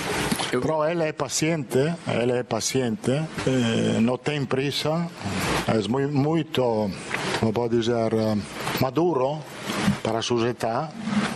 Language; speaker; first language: Portuguese; non-native, fluent; Italian